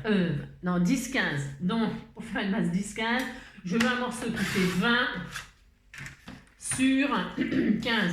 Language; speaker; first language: French; native; French